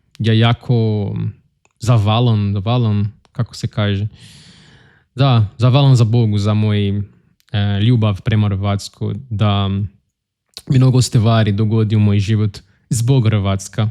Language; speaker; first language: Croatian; non-native, learner; Portuguese